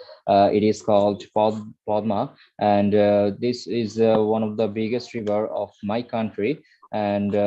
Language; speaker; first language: English; non-native, learner; Bangla